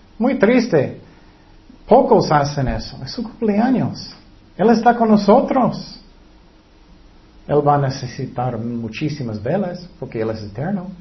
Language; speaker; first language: Spanish; non-native, fluent; English